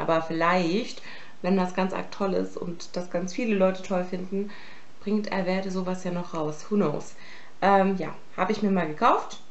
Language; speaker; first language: German; native; German